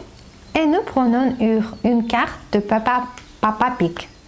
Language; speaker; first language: French; non-native, learner; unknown